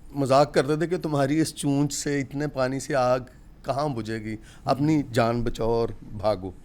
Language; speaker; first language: Urdu; non-native, local second language; Punjabi